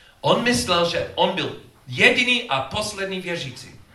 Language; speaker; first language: Czech; non-native, learner; English